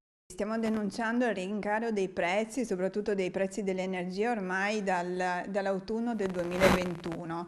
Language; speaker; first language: Italian; native; Italian